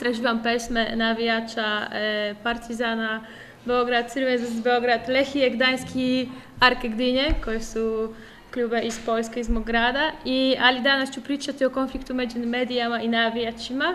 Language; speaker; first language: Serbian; non-native, fluent; Polish